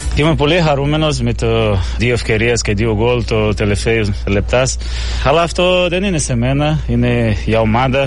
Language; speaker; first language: Greek; non-native, learner; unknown